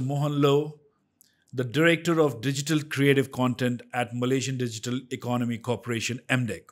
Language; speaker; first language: English; non-native, local second language; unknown